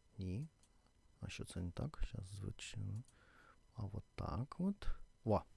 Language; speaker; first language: Ukrainian; non-native, learner; Russian